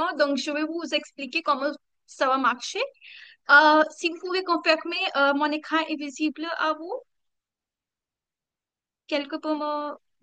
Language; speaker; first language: French; non-native, learner; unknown